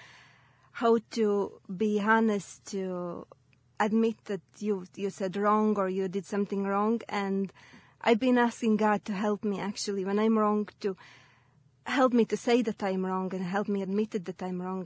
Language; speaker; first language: English; non-native, fluent; Latvian